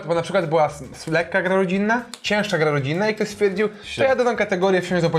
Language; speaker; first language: Polish; native; Polish